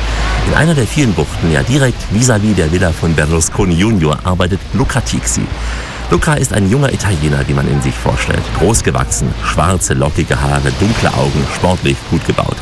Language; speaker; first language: German; native; German